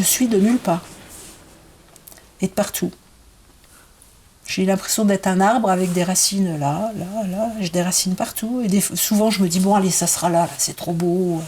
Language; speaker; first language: French; native; French